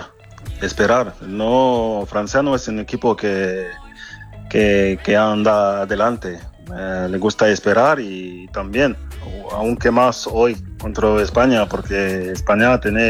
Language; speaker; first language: Spanish; non-native, fluent; French